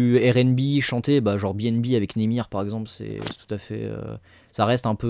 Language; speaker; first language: French; native; French